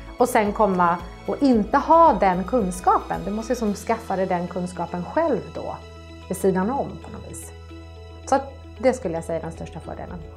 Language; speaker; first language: Swedish; native; Swedish